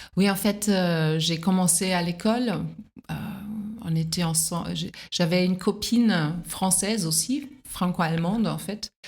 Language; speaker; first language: French; non-native, fluent; German